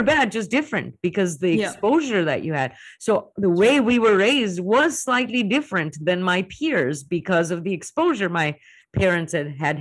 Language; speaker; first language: English; non-native, local second language; Hindi